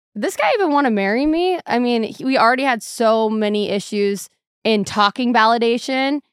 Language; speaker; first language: English; native; English